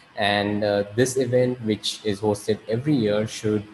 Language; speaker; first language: English; non-native, local second language; Hindi